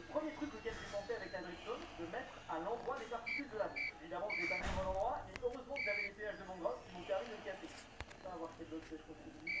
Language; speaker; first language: French; native; French